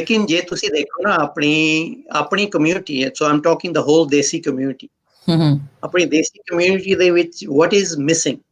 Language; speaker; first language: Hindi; non-native, local second language; Punjabi